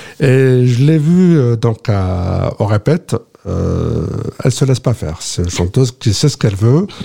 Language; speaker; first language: French; non-native, local second language; Kabyle